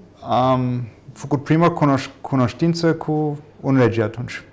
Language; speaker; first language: Romanian; non-native, fluent; English